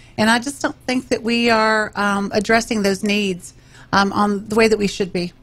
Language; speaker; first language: English; native; English